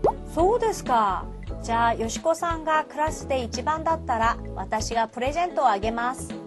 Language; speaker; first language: Japanese; non-native, fluent; Korean